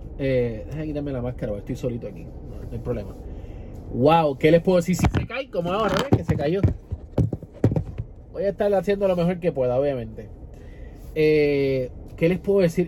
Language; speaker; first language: Spanish; native; Spanish